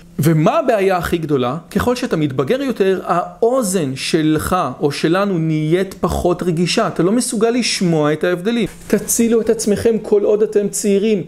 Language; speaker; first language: Hebrew; native; Hebrew